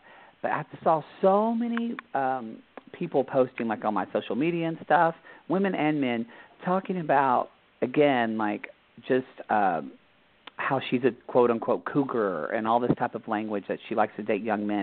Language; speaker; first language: English; native; English